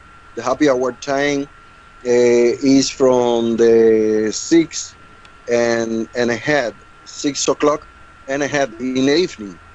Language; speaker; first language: English; non-native, learner; Spanish